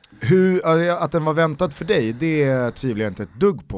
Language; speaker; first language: Swedish; native; Swedish